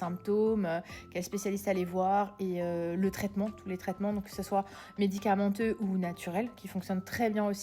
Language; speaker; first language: French; native; French